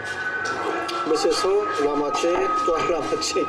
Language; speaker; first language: French; non-native, fluent; Korean